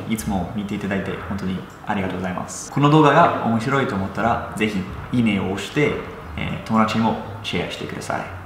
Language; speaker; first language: Japanese; non-native, fluent; English